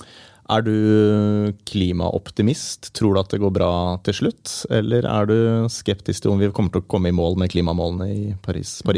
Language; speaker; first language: Norwegian; native; Norwegian